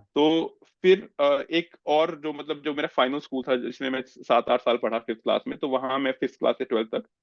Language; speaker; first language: Hindi; native; Hindi